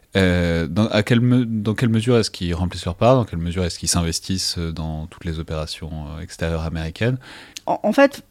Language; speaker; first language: French; native; French